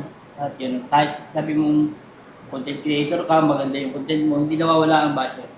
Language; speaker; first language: Filipino; native; Filipino